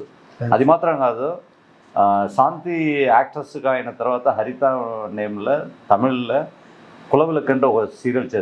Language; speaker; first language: Telugu; non-native, fluent; Tamil